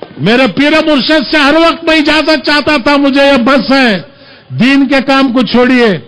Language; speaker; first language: Urdu; native; Urdu